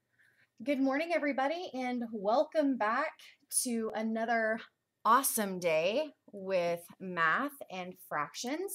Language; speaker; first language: English; native; English